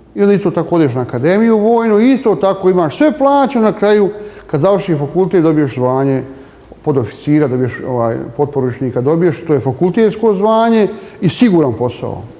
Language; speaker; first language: Bosnian; native; Bosnian